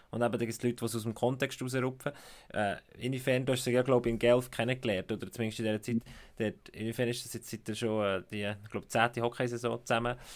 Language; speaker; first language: German; native; German